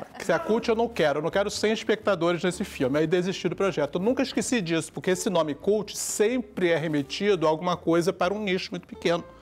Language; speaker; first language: Portuguese; early bilingual, other home language; Chinese